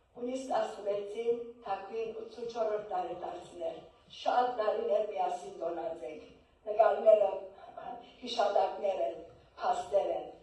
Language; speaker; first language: Armenian; early bilingual, heritage; Armenian